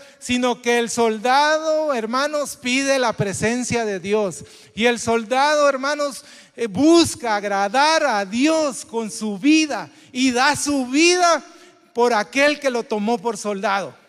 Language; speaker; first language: Spanish; native; Spanish